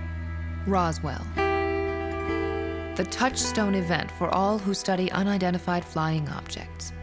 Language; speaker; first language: English; native; English